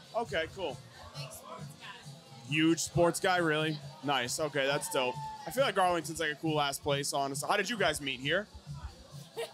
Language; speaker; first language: English; native; English